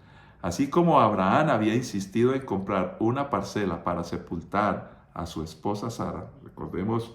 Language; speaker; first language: Spanish; native; Spanish